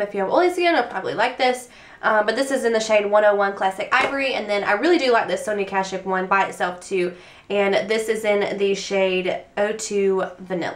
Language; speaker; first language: English; native; English